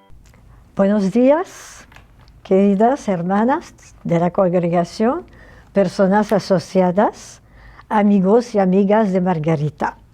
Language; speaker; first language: Spanish; non-native, fluent; French